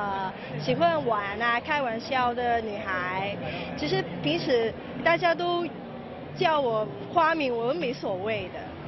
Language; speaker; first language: Chinese; non-native, local second language; Cantonese